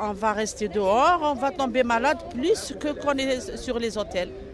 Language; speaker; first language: French; non-native, local second language; Arabic